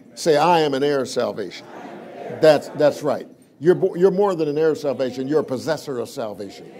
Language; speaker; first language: English; native; English